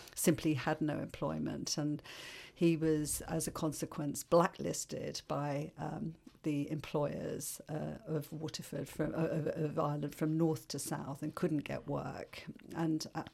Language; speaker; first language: English; native; English